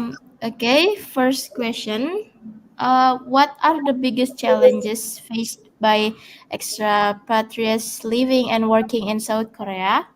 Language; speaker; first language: English; non-native, learner; Indonesian